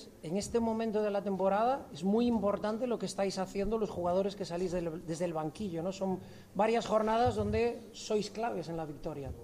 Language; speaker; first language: Spanish; native; Spanish